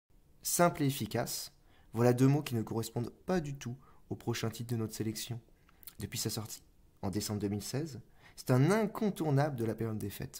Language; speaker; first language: French; native; French